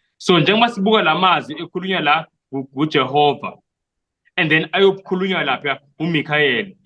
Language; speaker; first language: Zulu; non-native, local second language; Xhosa